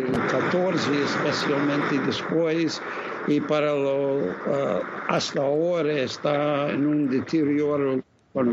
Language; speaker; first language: Spanish; non-native, fluent; English